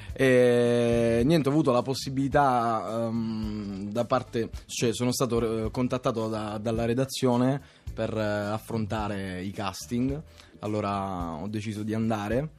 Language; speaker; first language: Italian; native; Italian